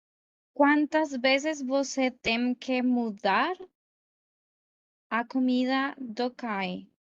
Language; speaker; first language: Portuguese; non-native, learner; Spanish